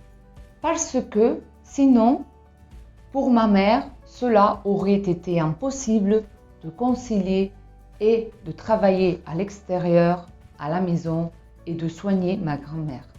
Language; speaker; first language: French; non-native, fluent; Spanish